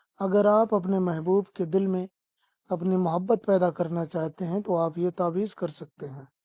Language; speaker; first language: Urdu; non-native, local second language; Sindhi